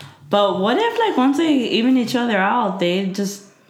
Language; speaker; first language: English; early bilingual, other home language; Spanish